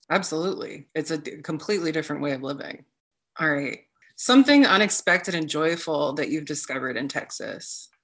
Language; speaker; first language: English; native; English